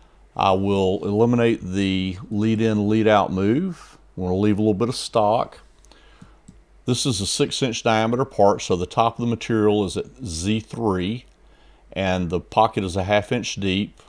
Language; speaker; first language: English; native; English